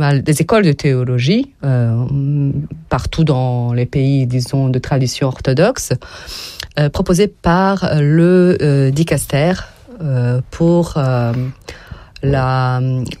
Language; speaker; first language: French; non-native, fluent; Serbian